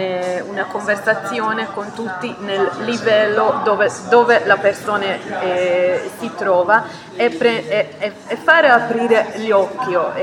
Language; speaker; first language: Italian; non-native, fluent; Hebrew